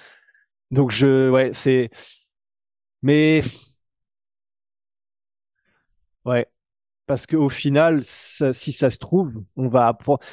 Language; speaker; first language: French; native; French